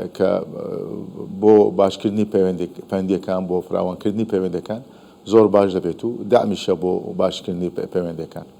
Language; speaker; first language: Central Kurdish; non-native, local second language; Turkish